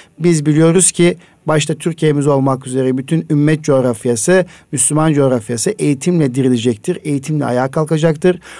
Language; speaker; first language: Turkish; native; Turkish